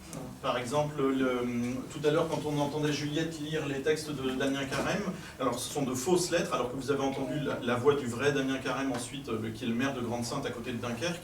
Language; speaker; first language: French; native; French